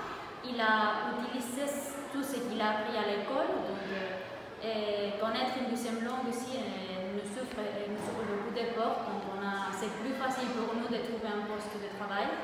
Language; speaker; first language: French; non-native, fluent; Spanish